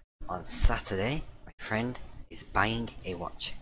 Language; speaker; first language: English; native; English